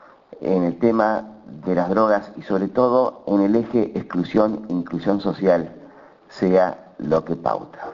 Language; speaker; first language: Spanish; native; Spanish